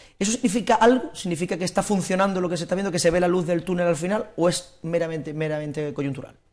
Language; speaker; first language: Spanish; native; Spanish